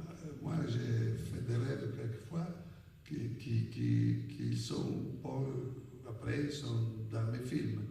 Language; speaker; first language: French; non-native, fluent; Italian